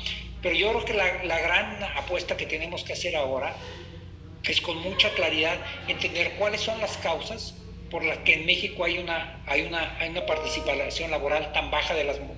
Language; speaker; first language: Spanish; native; Spanish